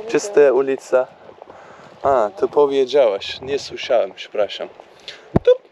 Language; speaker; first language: Polish; non-native, learner; Turkish